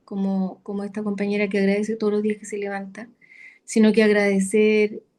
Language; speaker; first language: Spanish; native; Spanish